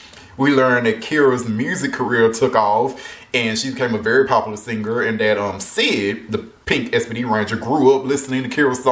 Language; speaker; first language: English; native; English